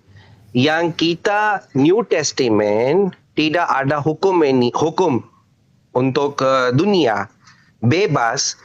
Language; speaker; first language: Indonesian; non-native, learner; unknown